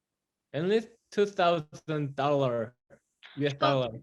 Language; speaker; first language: English; non-native, fluent; Korean